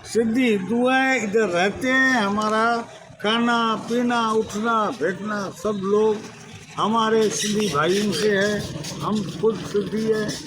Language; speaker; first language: Hindi; non-native, local second language; Sindhi